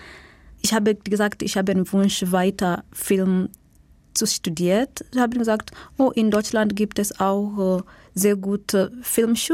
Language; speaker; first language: German; non-native, fluent; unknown